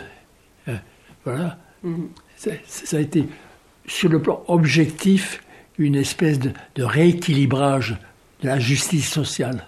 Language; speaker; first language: French; native; French